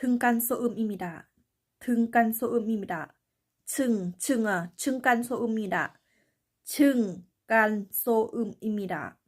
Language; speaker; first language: Korean; non-native, learner; Thai